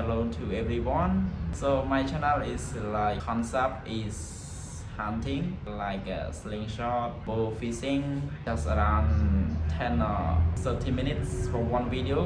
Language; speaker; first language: English; non-native, learner; Khmer